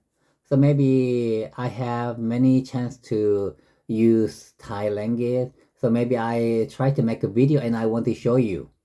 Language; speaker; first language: English; non-native, learner; Korean